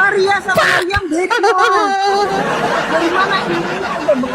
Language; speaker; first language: Indonesian; native; Indonesian